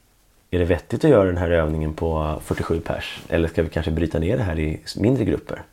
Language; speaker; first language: Swedish; native; Swedish